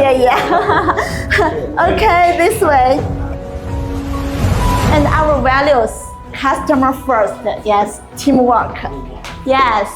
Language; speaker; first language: English; non-native, learner; Chinese